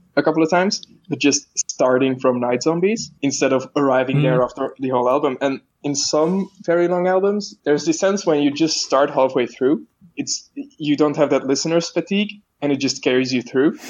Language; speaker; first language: English; non-native, fluent; Dutch